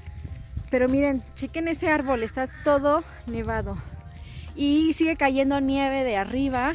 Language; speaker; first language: Spanish; native; Spanish